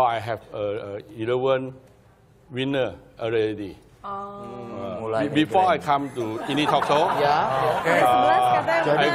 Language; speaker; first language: English; non-native, learner; Thai